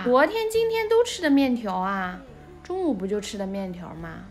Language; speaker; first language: Chinese; native; Chinese